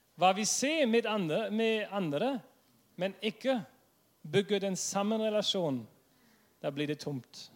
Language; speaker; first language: Norwegian; non-native, fluent; English